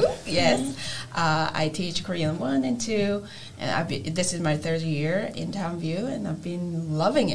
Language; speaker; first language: English; non-native, fluent; Korean